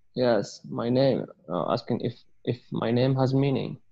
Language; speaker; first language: English; non-native, learner; Arabic